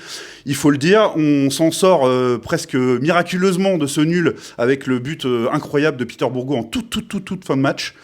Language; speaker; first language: French; native; French